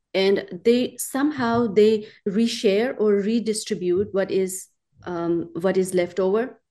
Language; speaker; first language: English; non-native, local second language; Urdu